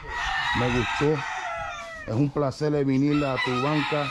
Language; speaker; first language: Spanish; non-native, fluent; English